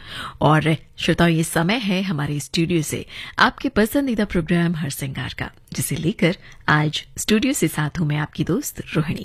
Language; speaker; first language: Hindi; native; Hindi